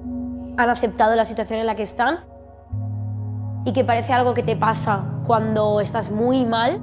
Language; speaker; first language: Spanish; non-native, local second language; Catalan